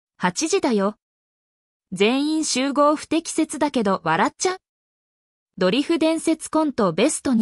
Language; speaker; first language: Japanese; native; Japanese